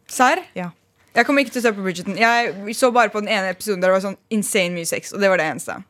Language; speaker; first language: Norwegian; early bilingual, other home language; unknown